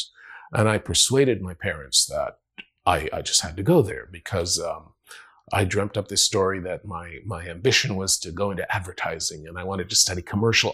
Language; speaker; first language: English; non-native, fluent; Spanish